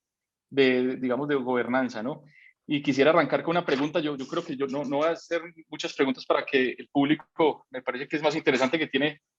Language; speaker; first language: Spanish; native; Spanish